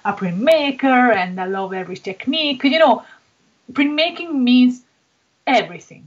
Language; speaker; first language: English; non-native, learner; Italian